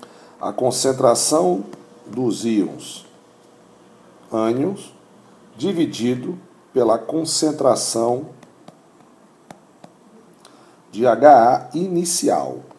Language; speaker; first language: Portuguese; native; Portuguese